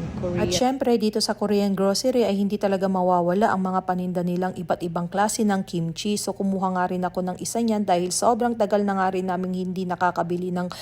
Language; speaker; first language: Filipino; non-native, local second language; Pangasinan